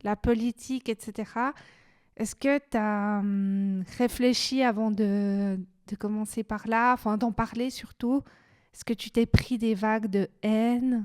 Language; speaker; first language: French; native; French